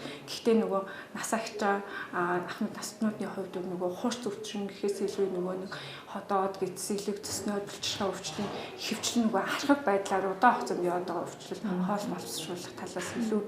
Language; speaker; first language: Mongolian; native; Mongolian